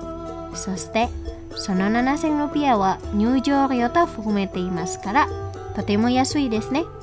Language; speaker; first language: Japanese; non-native, fluent; Indonesian